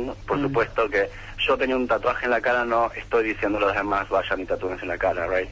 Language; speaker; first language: Spanish; native; Spanish